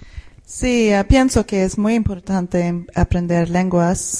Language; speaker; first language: Spanish; non-native, fluent; Swedish